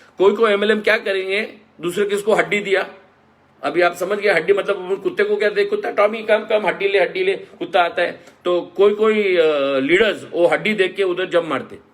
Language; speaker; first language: Hindi; non-native, local second language; Marathi